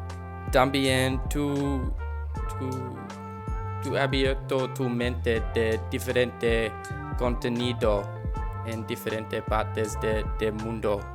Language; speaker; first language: Spanish; non-native, learner; English